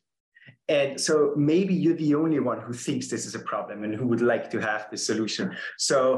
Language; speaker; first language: English; non-native, fluent; German